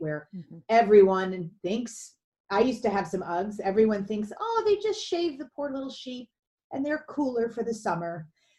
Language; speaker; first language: English; native; English